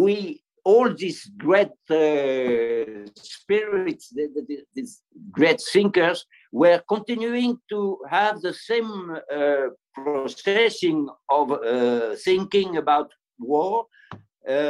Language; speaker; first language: English; non-native, fluent; French